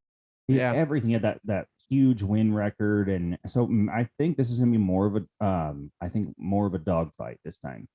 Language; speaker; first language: English; native; English